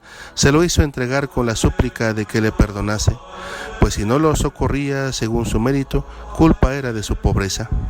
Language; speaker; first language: Spanish; native; Spanish